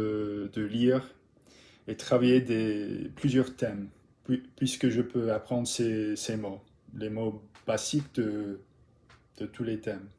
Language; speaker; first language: French; non-native, learner; English